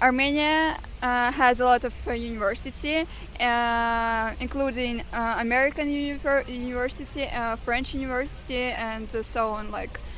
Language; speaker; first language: English; non-native, fluent; Armenian